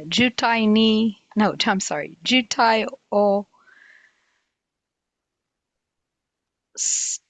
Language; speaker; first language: Japanese; non-native, learner; English